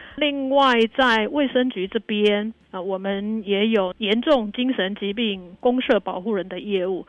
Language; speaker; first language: Chinese; native; Chinese